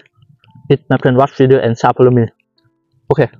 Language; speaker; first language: English; non-native, learner; Vietnamese